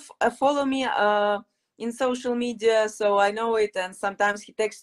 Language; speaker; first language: English; non-native, fluent; Ukrainian